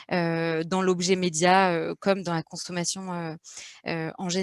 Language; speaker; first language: French; native; French